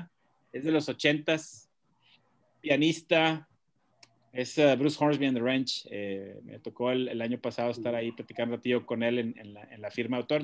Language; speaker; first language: Spanish; native; Spanish